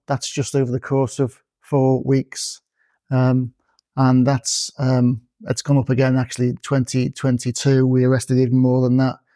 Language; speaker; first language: English; native; English